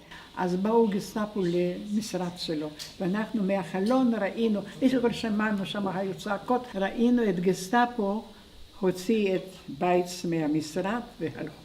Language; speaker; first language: Hebrew; non-native, fluent; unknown